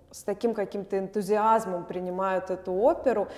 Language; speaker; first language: Russian; native; Russian